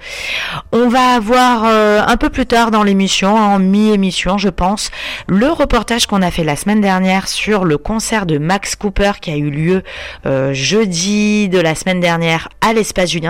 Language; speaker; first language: French; native; French